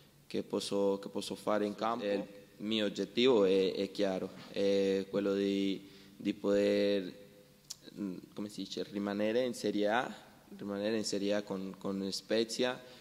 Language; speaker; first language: Italian; non-native, learner; Spanish